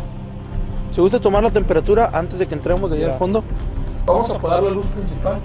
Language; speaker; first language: Spanish; native; Spanish